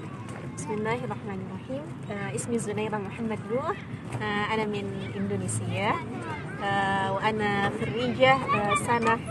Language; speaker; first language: Arabic; non-native, fluent; Indonesian